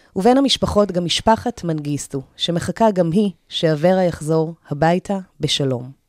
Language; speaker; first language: Hebrew; early bilingual, other home language; Amharic